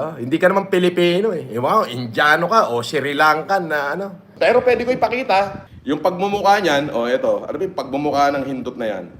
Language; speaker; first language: Filipino; native; Filipino